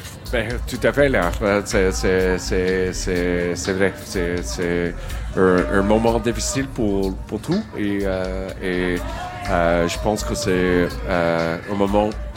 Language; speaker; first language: French; non-native, learner; English